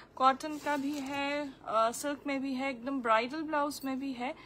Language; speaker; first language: Hindi; non-native, local second language; Bangla